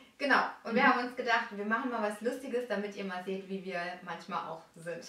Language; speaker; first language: German; early bilingual, other home language; Italian